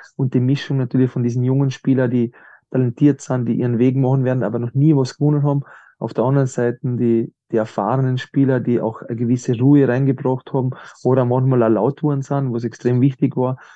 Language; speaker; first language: German; native; German